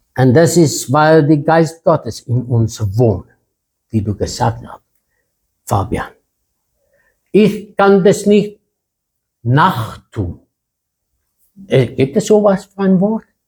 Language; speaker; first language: German; non-native, fluent; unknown